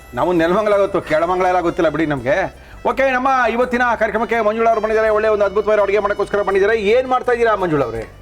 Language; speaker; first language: Kannada; native; Kannada